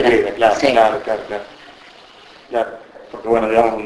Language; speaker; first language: Spanish; native; Spanish